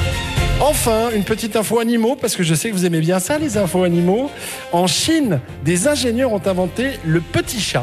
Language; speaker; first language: French; native; French